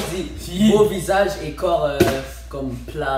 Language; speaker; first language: French; native; French